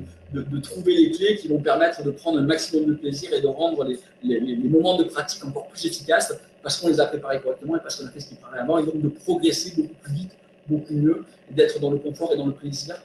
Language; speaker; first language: French; native; French